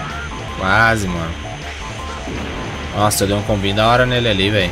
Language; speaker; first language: Portuguese; native; Portuguese